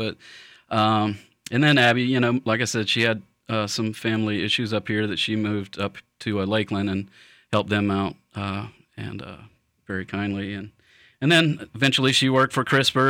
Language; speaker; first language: English; native; English